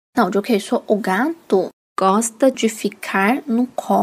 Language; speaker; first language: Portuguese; non-native, fluent; Chinese